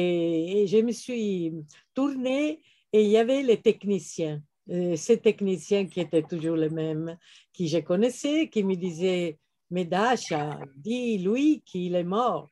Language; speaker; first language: French; non-native, fluent; Italian